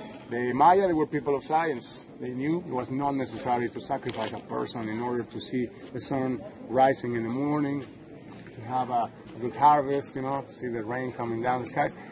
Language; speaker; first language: English; non-native, fluent; Spanish